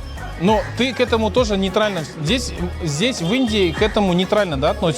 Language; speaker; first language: Russian; native; Russian